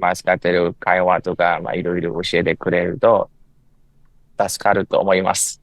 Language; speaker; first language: Japanese; non-native, fluent; Burmese